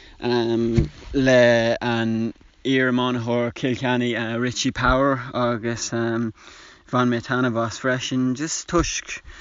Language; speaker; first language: Irish; non-native, local second language; English